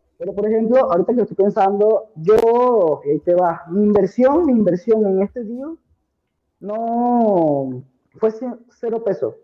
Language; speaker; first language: Spanish; native; Spanish